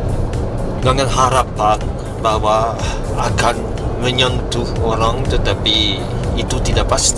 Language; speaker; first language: Indonesian; non-native, fluent; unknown